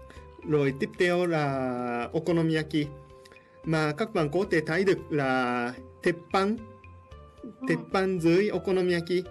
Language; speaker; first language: Vietnamese; non-native, fluent; Japanese